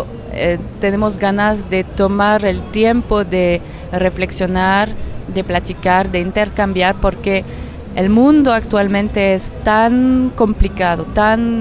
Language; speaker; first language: Spanish; non-native, fluent; French